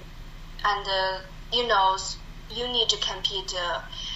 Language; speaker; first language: English; non-native, learner; Chinese